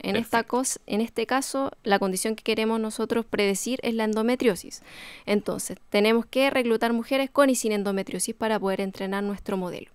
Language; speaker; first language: Spanish; native; Spanish